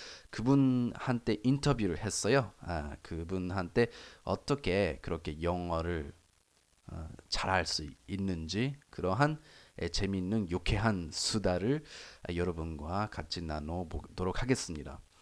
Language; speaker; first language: Korean; non-native, learner; English